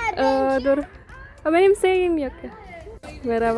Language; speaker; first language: Turkish; non-native, fluent; Indonesian